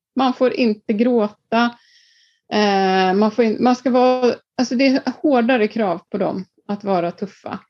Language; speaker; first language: Swedish; non-native, fluent; Icelandic